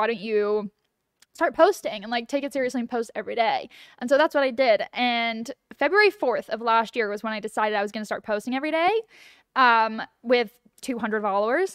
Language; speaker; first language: English; native; English